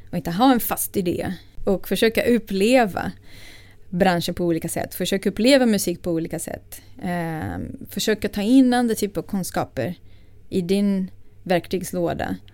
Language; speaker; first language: Swedish; non-native, fluent; Portuguese